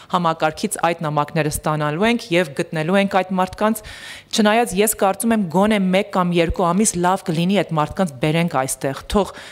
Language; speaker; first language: Armenian; early bilingual, heritage; Armenian